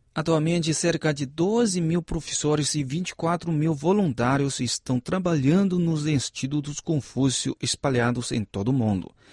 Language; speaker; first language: Portuguese; non-native, fluent; Chinese